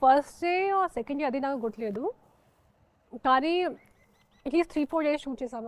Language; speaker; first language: Telugu; non-native, fluent; Hindi